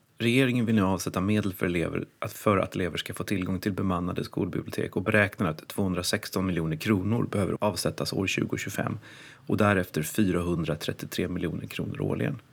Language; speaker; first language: Swedish; native; Swedish